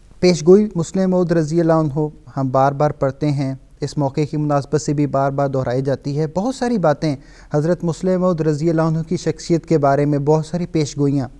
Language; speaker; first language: Urdu; native; Urdu